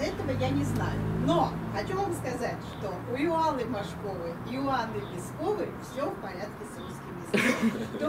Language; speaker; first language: Russian; native; Russian